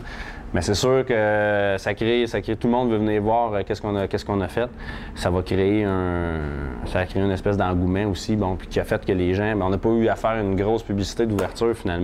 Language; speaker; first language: French; native; French